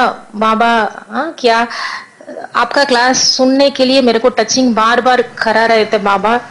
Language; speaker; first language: Hindi; non-native, local second language; Tamil